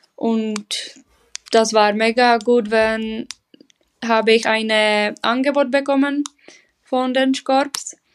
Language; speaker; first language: German; non-native, learner; Czech